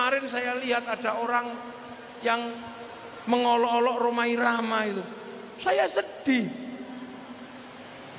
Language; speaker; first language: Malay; non-native, local second language; Javanese